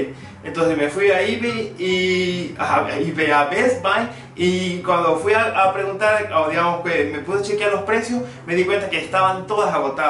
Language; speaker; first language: Spanish; early bilingual, other home language; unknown